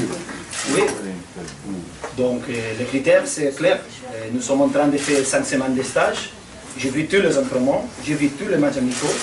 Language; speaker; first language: French; non-native, fluent; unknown